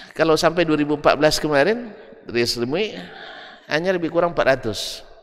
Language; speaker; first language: Indonesian; non-native, local second language; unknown